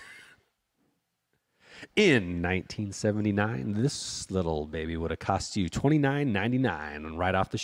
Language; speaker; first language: English; native; English